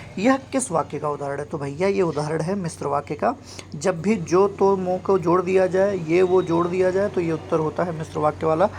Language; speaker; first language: Hindi; native; Hindi